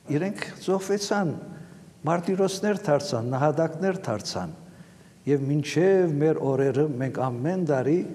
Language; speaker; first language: Armenian; native; Armenian